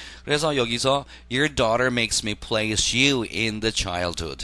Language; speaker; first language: English; non-native, fluent; Korean